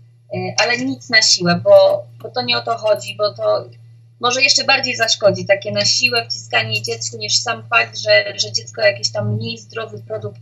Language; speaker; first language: Polish; native; Polish